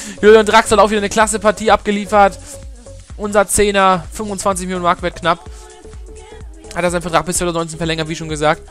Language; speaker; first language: German; native; German